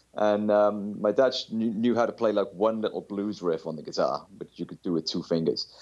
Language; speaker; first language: English; native; English